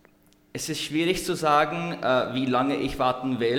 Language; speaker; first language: German; non-native, learner; Czech